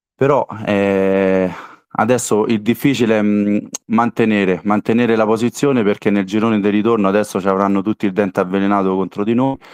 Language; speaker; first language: Italian; native; Italian